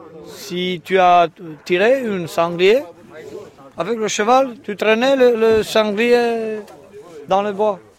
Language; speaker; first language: French; non-native, learner; Romanian